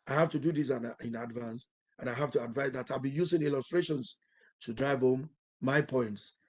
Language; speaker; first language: English; non-native, local second language; Yoruba